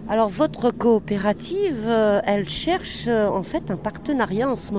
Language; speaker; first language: French; native; French